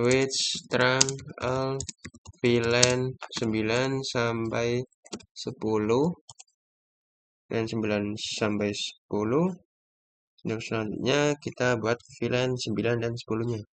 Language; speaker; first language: Indonesian; native; Indonesian